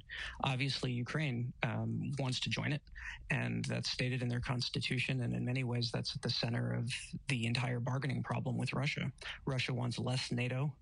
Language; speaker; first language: English; native; English